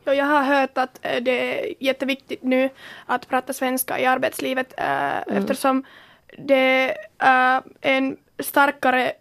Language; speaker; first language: Swedish; non-native, local second language; Finnish